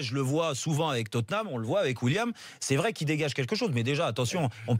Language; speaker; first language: French; native; French